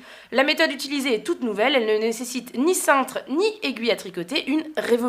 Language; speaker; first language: French; native; French